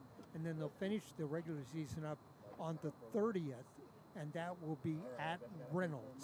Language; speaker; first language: English; native; English